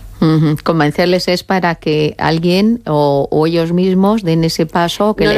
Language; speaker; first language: Spanish; native; Spanish